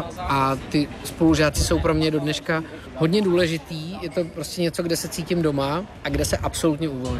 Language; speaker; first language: Czech; native; Czech